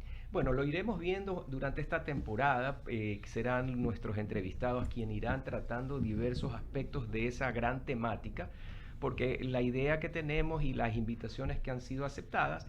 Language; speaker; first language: Spanish; native; Spanish